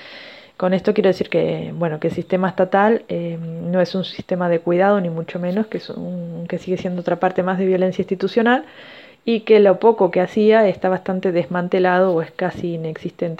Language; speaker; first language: Spanish; native; Spanish